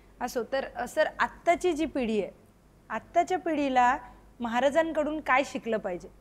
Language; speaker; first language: Marathi; native; Marathi